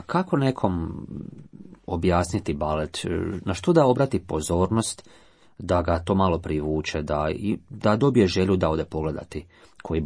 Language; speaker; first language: Croatian; native; Croatian